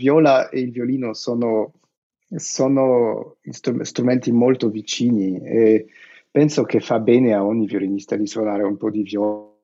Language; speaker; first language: Italian; non-native, fluent; Russian